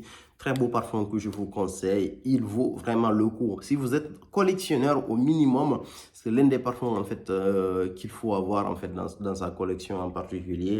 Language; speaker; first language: French; native; French